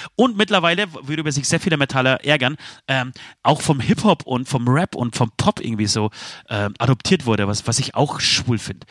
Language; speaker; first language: German; early bilingual, other home language; Polish